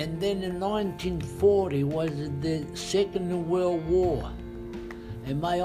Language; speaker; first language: English; non-native, learner; Italian